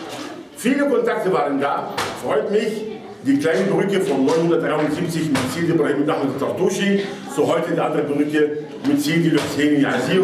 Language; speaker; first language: German; non-native, fluent; Arabic